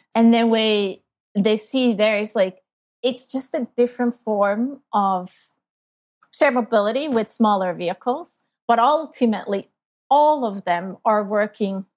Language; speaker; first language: English; non-native, fluent; German